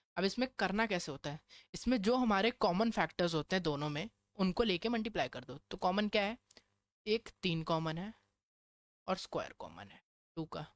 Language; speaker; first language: Hindi; non-native, local second language; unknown